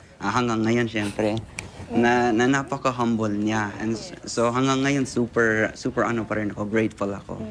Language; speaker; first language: Filipino; non-native, fluent; English